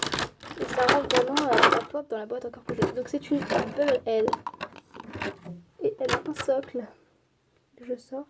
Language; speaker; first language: French; native; French